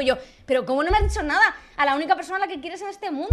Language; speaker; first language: Spanish; native; Spanish